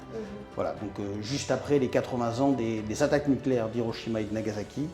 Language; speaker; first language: French; native; French